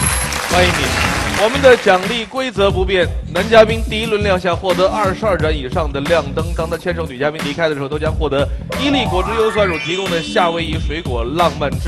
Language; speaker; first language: Chinese; native; Chinese